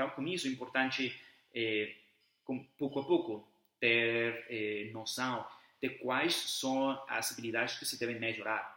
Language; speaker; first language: Portuguese; non-native, fluent; Spanish